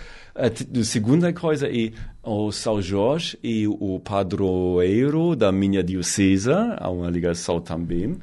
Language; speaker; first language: Portuguese; non-native, learner; German